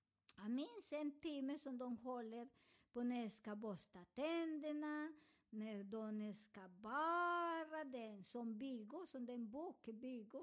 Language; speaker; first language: Swedish; non-native, fluent; Spanish